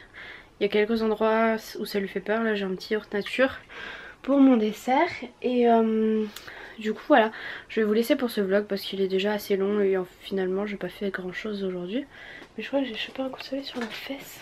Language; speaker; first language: French; native; French